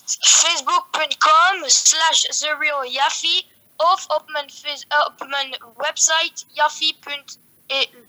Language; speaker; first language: Dutch; early bilingual, heritage; Dutch